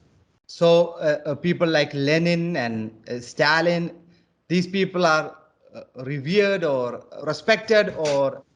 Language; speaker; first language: English; non-native, local second language; Malayalam